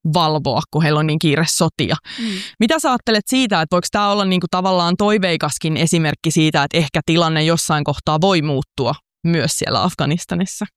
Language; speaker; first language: Finnish; native; Finnish